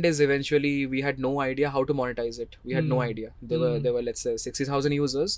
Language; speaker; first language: English; non-native, local second language; Odia